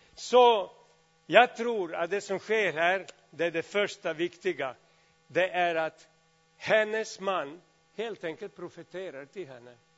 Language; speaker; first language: Swedish; non-native, fluent; Serbian